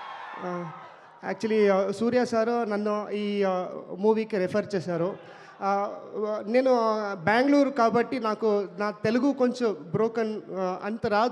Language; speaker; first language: Telugu; non-native, learner; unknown